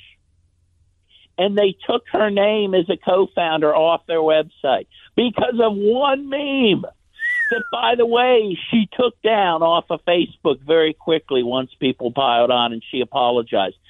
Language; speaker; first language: English; native; English